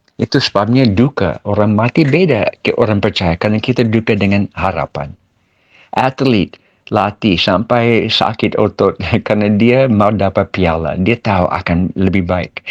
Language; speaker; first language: Malay; non-native, fluent; English